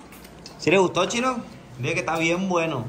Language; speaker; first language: Spanish; native; Spanish